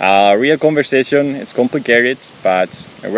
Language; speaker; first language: English; non-native, learner; Spanish